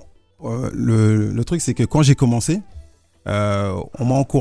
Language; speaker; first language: French; early bilingual, other home language; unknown